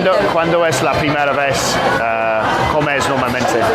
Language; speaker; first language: Spanish; non-native, learner; English